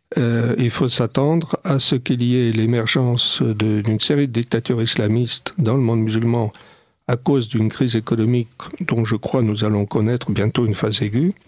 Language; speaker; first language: French; native; French